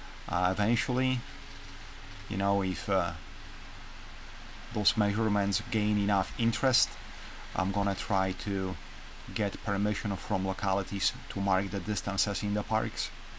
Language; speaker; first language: English; non-native, fluent; Polish